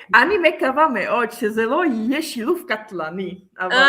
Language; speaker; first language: Hebrew; non-native, fluent; Czech